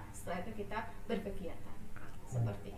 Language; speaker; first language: Indonesian; native; Indonesian